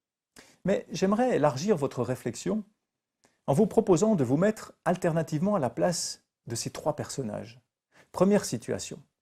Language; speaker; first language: French; native; French